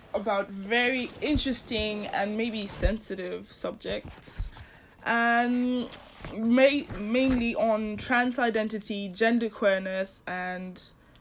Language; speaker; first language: English; non-native, local second language; Yoruba